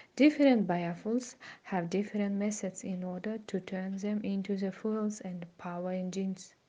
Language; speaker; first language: English; non-native, fluent; Kazakh